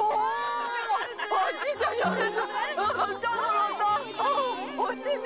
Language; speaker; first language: Korean; non-native, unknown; Russian